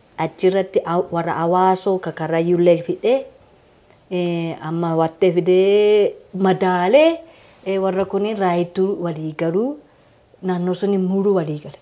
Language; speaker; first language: Oromo; non-native, fluent; Japanese